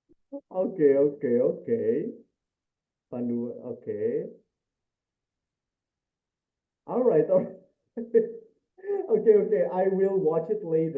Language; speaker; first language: English; non-native, fluent; Indonesian